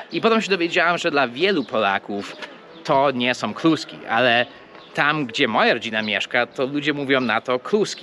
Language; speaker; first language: Polish; early bilingual, heritage; English